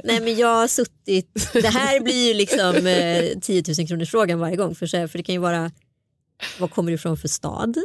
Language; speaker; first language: Swedish; early bilingual, other home language; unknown